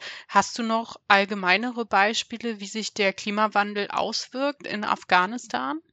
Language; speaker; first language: German; native; German